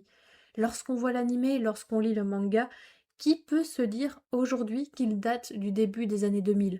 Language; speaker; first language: French; native; French